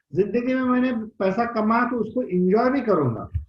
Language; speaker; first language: Hindi; non-native, local second language; Marathi